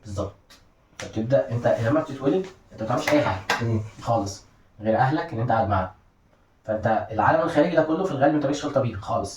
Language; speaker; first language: Arabic; native; Arabic